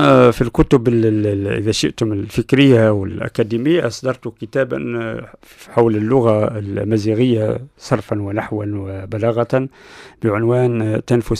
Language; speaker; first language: Arabic; non-native, local second language; Berber languages